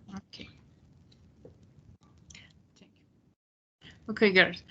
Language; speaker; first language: English; non-native, fluent; Spanish